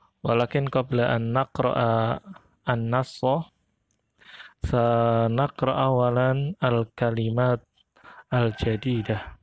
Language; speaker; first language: Arabic; non-native, fluent; Indonesian